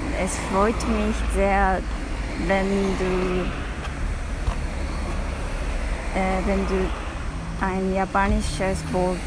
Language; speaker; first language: German; non-native, learner; Japanese